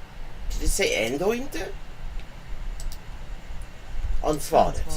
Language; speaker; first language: Swedish; non-native, learner; English